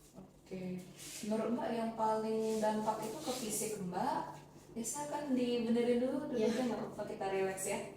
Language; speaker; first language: Indonesian; native; Indonesian